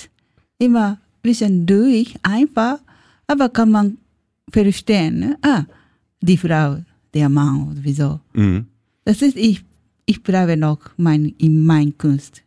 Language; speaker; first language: German; non-native, learner; Japanese